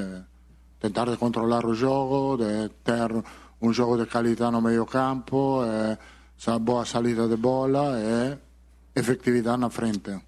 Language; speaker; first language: Portuguese; non-native, learner; Italian